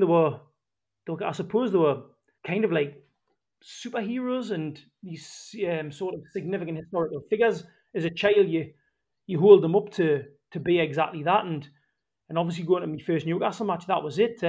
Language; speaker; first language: English; native; English